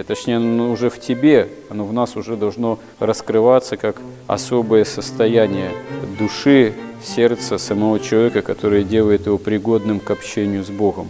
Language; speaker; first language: Russian; native; Russian